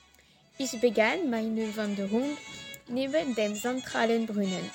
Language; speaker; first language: German; non-native, learner; French